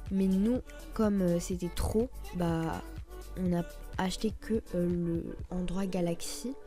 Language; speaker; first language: French; native; French